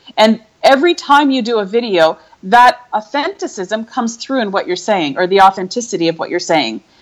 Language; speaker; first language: English; native; English